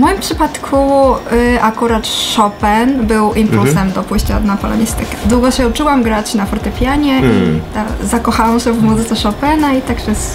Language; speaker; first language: Polish; non-native, fluent; Japanese